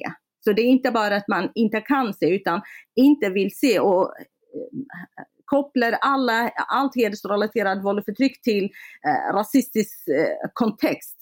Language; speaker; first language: Swedish; non-native, fluent; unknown